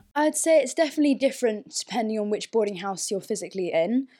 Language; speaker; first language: English; early bilingual, other home language; German